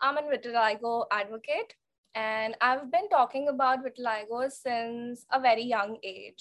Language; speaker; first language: English; non-native, local second language; Hindi